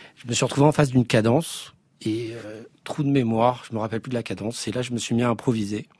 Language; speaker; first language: French; native; French